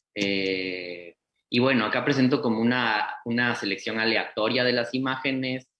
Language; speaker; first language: Spanish; native; Spanish